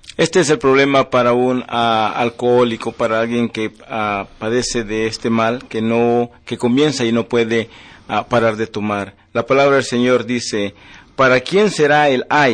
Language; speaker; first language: Spanish; native; Spanish